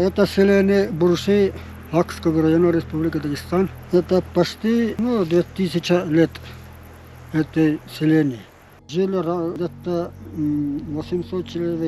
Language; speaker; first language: Russian; non-native, local second language; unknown